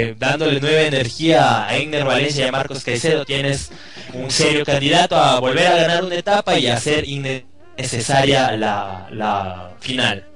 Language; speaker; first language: Spanish; native; Spanish